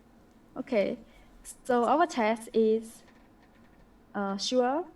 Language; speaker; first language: English; non-native, learner; Khmer